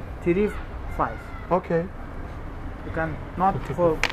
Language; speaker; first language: English; non-native, learner; Turkish